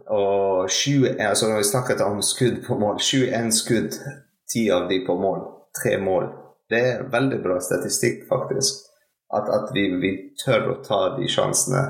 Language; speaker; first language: Norwegian; non-native, fluent; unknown